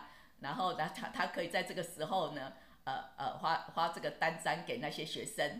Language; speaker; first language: Chinese; native; Chinese